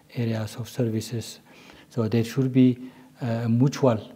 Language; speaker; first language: English; non-native, local second language; Amharic